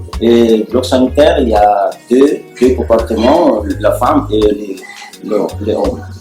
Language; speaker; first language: French; non-native, local second language; Malagasy